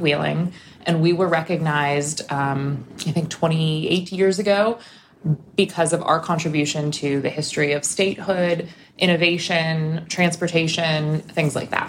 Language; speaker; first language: English; native; English